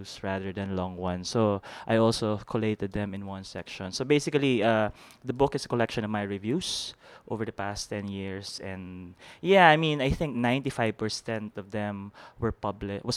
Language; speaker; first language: English; non-native, local second language; Filipino